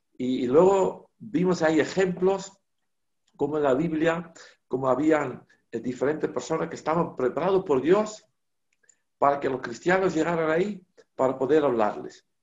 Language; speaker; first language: Spanish; non-native, fluent; Dutch